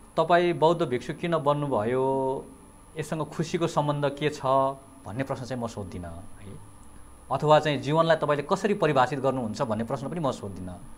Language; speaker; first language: Nepali; native; Nepali